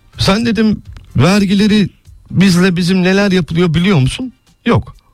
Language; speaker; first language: Turkish; early bilingual, heritage; Turkish